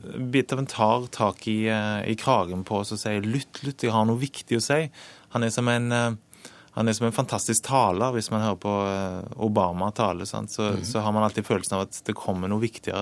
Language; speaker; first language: Norwegian; native; Norwegian